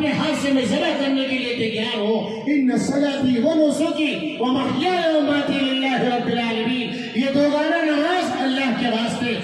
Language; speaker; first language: Urdu; native; Urdu